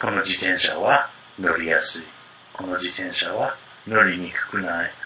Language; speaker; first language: Japanese; non-native, fluent; English